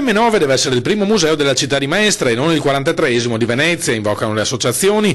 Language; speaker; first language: Italian; native; Italian